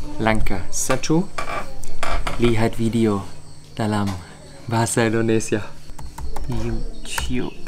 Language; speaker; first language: Indonesian; non-native, learner; German